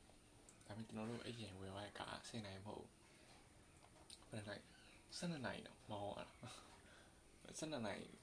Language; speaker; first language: Burmese; native; Burmese